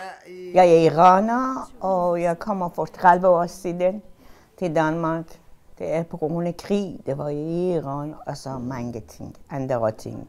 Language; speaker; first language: Danish; non-native, fluent; Persian